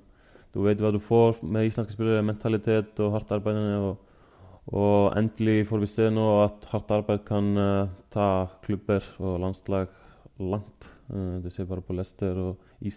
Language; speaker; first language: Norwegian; non-native, fluent; Icelandic